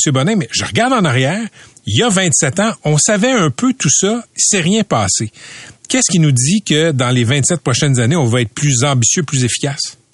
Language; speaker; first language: French; native; French